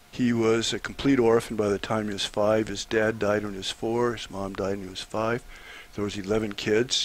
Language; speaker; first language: English; native; English